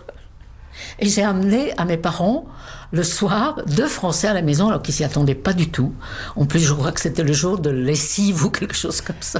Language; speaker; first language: French; non-native, fluent; Czech